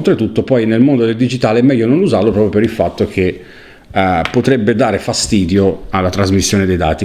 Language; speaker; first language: Italian; native; Italian